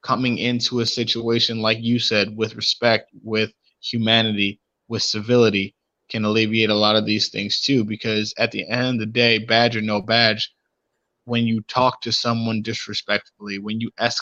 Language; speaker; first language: English; native; English